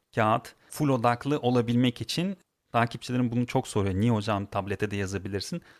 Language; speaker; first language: Turkish; non-native, fluent; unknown